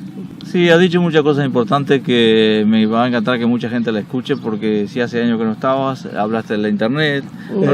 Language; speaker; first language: Spanish; native; Spanish